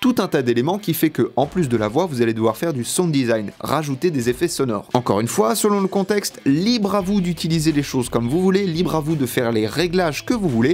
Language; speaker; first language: French; native; French